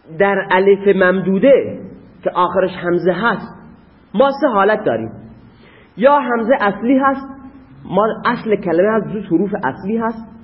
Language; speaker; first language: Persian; non-native, local second language; Baluchi